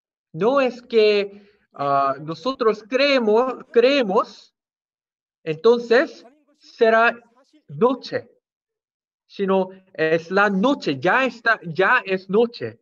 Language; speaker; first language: Spanish; non-native, fluent; Korean